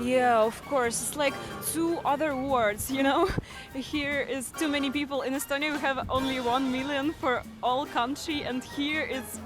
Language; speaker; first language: English; non-native, learner; Estonian